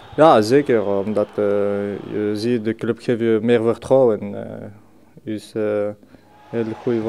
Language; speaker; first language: Dutch; non-native, learner; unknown